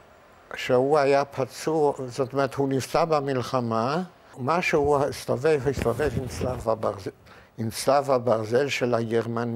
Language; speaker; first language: Hebrew; non-native, fluent; Yiddish